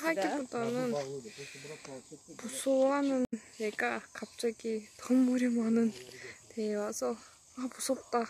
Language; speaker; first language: Korean; non-native, learner; Azerbaijani